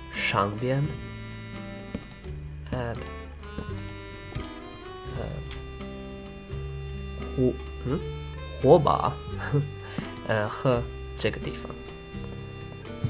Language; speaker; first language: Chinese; early bilingual, heritage; Chinese